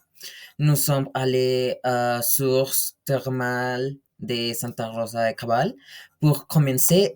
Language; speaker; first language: French; non-native, learner; Spanish